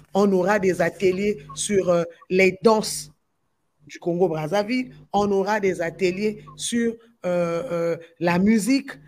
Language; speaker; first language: French; non-native, local second language; Lingala